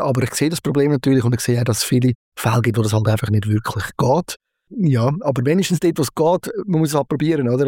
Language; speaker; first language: German; native; German